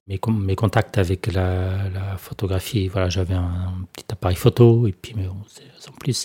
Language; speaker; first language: French; non-native, fluent; Portuguese